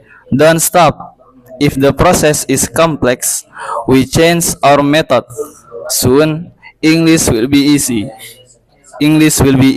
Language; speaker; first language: English; non-native, learner; Indonesian